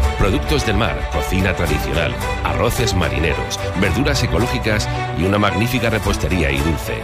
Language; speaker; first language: Spanish; native; Spanish